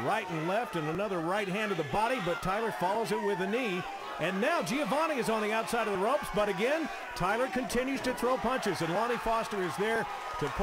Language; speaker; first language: English; native; English